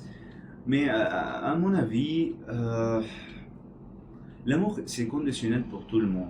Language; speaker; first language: French; non-native, learner; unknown